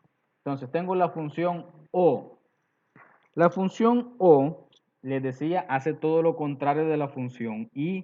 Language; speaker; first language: Spanish; native; Spanish